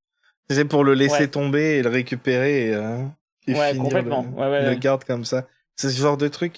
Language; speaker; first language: French; native; French